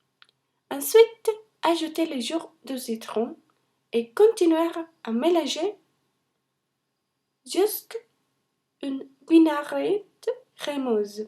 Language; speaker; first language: French; non-native, learner; Spanish